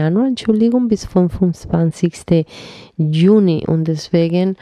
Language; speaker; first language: German; non-native, fluent; Spanish